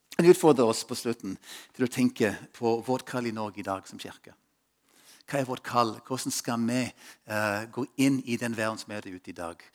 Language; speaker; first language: Norwegian; non-native, fluent; English